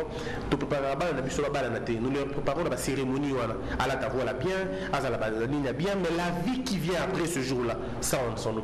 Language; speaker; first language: French; non-native, local second language; Lingala